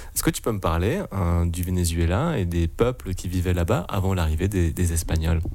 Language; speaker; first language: French; native; French